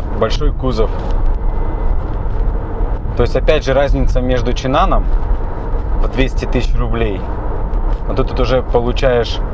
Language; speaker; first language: Russian; native; Russian